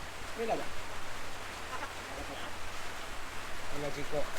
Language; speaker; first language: Spanish; native; Spanish